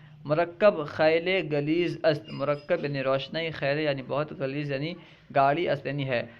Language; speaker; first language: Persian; non-native, fluent; Urdu